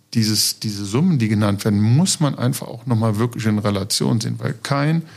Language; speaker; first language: German; native; German